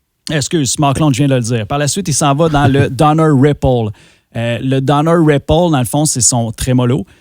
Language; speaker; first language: French; native; French